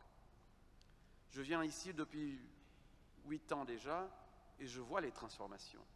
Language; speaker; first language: French; non-native, fluent; Kabuverdianu